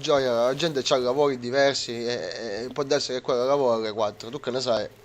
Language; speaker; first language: Italian; native; Italian